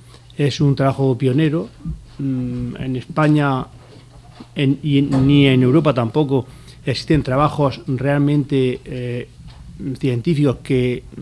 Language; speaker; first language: Spanish; native; Spanish